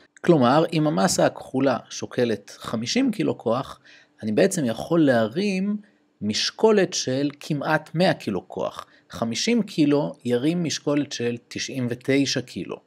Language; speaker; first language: Hebrew; native; Hebrew